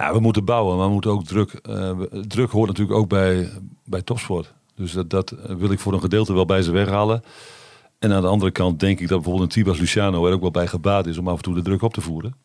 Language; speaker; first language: Dutch; native; Dutch